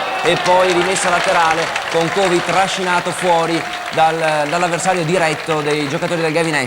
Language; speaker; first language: Italian; native; Italian